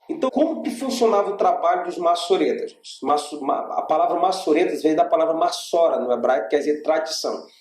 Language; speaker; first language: Portuguese; native; Portuguese